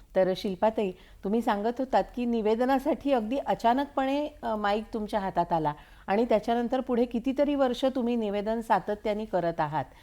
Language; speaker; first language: Marathi; native; Marathi